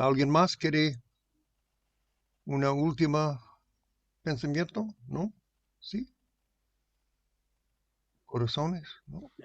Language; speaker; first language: Spanish; non-native, fluent; English